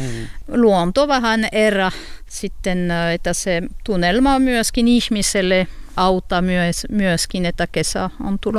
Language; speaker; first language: Finnish; non-native, learner; French